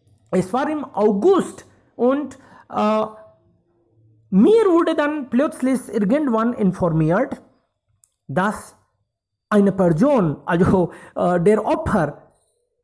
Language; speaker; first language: German; non-native, fluent; Hindi